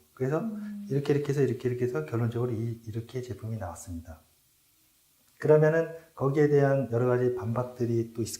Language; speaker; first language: Korean; native; Korean